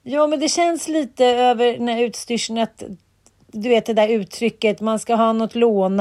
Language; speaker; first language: Swedish; native; Swedish